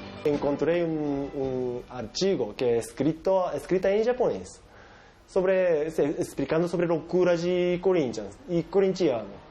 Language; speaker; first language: Portuguese; non-native, fluent; Japanese